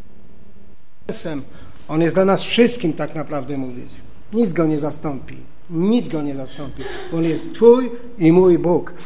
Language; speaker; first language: Polish; native; Polish